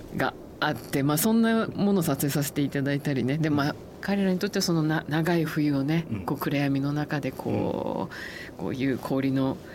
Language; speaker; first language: Japanese; native; Japanese